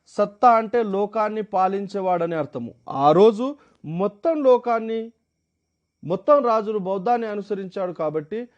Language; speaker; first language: Telugu; non-native, local second language; Marathi